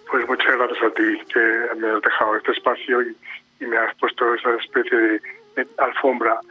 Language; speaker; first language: Spanish; native; Spanish